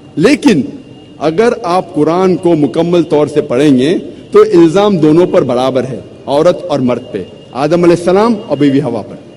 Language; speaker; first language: Urdu; non-native, local second language; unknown